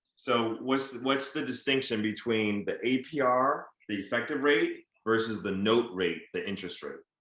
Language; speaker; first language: English; native; English